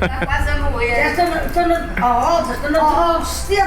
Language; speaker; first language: Portuguese; native; Portuguese